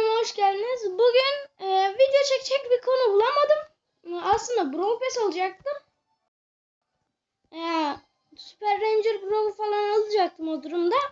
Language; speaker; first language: Turkish; native; Turkish